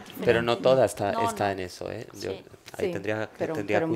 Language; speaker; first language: Spanish; native; Spanish